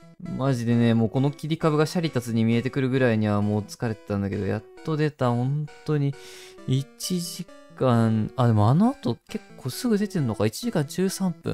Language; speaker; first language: Japanese; native; Japanese